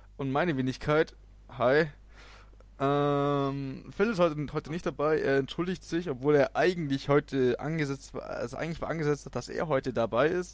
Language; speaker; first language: German; native; German